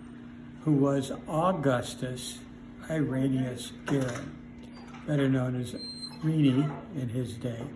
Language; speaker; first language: English; native; English